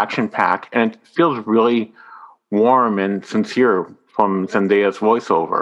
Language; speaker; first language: English; non-native, fluent; French